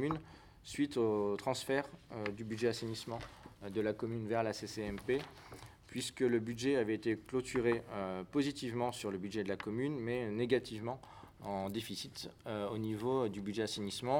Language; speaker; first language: French; native; French